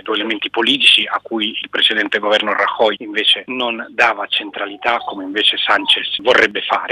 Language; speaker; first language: Italian; native; Italian